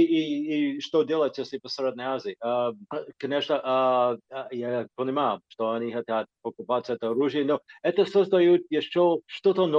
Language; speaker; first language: Russian; non-native, fluent; English